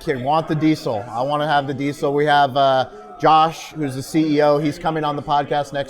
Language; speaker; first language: English; native; English